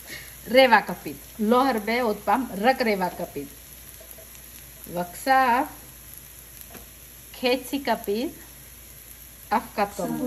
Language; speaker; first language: Hebrew; non-native, fluent; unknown